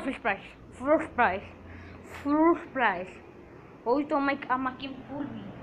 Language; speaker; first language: English; non-native, learner; Spanish